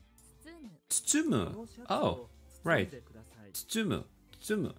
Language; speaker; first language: Japanese; non-native, learner; English